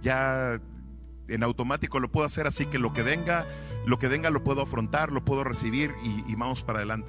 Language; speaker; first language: Spanish; native; Spanish